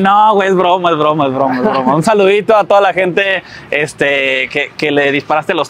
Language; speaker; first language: Spanish; native; Spanish